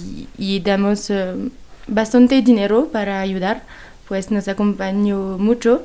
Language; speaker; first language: Spanish; non-native, learner; French